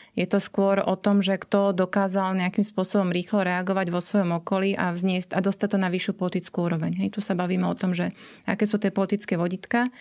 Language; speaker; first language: Slovak; native; Slovak